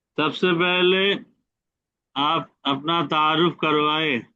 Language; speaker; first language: Hindi; non-native, fluent; Bangla